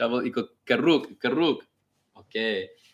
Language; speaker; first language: Indonesian; non-native, learner; English